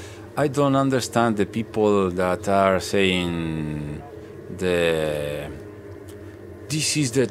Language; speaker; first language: English; non-native, learner; Spanish